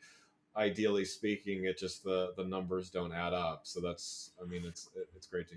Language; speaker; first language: English; native; English